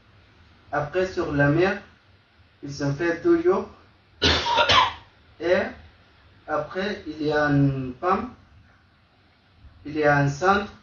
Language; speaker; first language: French; non-native, learner; Arabic